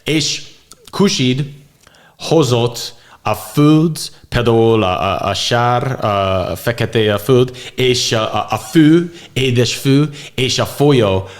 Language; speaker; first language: Hungarian; non-native, learner; English